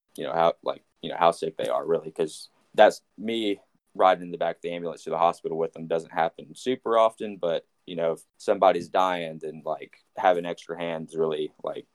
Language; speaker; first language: English; native; English